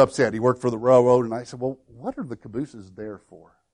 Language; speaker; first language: English; native; English